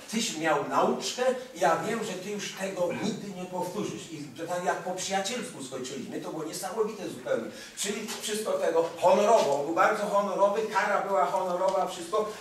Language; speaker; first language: Polish; early bilingual, heritage; Polish